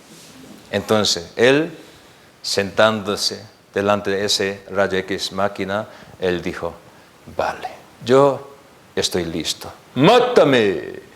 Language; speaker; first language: Spanish; non-native, learner; Korean